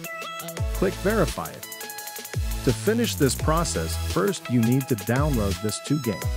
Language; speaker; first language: English; non-native, learner; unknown